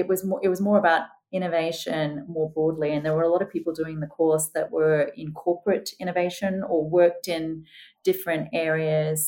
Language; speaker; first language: English; native; English